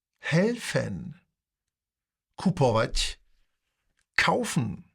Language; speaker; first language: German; non-native, fluent; Polish